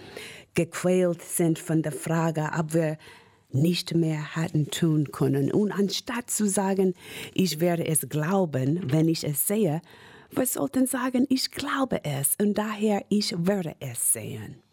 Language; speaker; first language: German; non-native, fluent; English